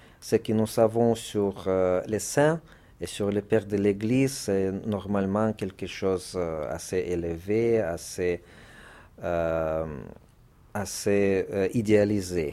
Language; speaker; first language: French; non-native, fluent; Russian